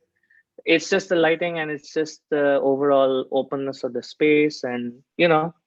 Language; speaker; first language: English; non-native, local second language; Hindi